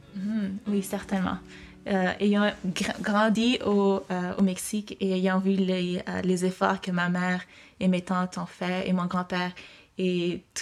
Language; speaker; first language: French; early bilingual, heritage; French